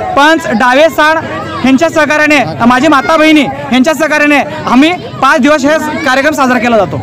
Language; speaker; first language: Marathi; non-native, local second language; Lambadi